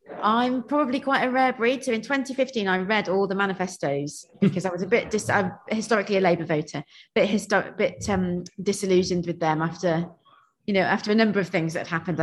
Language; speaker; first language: English; native; English